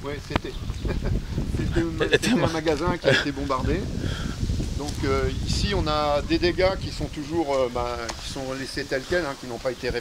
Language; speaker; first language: French; native; French